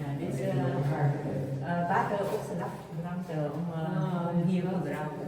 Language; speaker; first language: Dutch; non-native, learner; Vietnamese